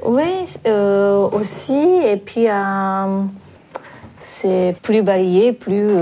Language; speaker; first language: French; non-native, fluent; Japanese